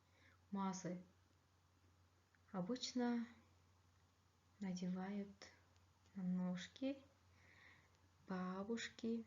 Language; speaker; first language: Russian; non-native, fluent; Kyrgyz